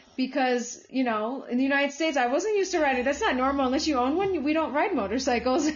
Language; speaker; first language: English; native; English